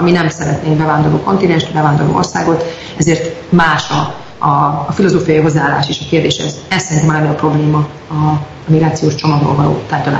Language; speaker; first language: Hungarian; native; Hungarian